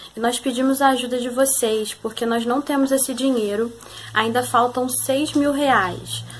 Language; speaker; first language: Portuguese; native; Portuguese